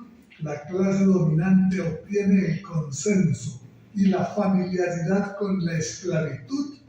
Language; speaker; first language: Spanish; native; Spanish